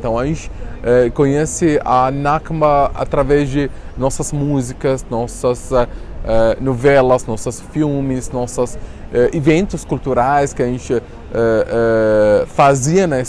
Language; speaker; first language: Portuguese; non-native, fluent; Arabic